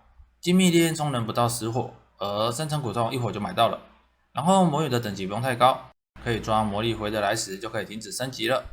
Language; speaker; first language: Chinese; native; Chinese